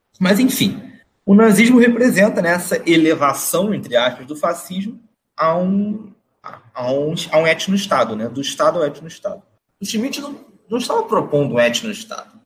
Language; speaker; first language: Portuguese; native; Portuguese